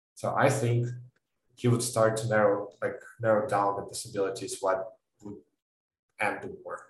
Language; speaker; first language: English; non-native, fluent; Ukrainian